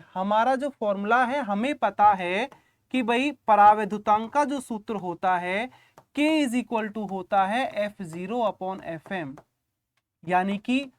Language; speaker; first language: Hindi; native; Hindi